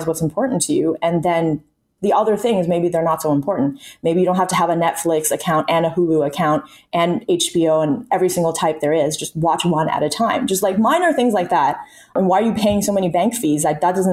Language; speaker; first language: English; early bilingual, other home language; Chinese